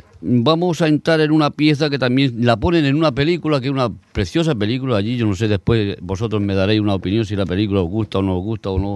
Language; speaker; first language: Spanish; native; Spanish